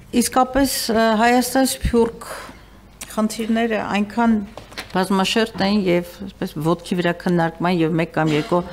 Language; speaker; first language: Armenian; native; Armenian